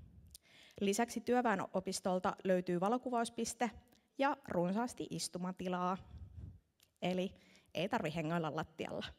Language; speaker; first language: Finnish; native; Finnish